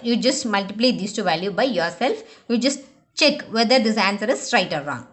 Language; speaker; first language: English; non-native, local second language; Tamil